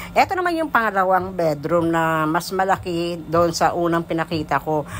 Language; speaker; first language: Filipino; non-native, local second language; Hiligaynon